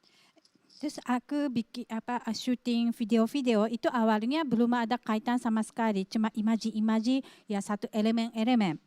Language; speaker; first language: Indonesian; non-native, fluent; Japanese